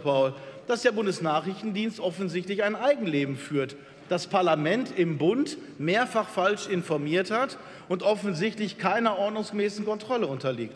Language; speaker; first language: German; native; German